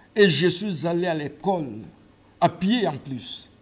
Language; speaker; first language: French; non-native, local second language; Lingala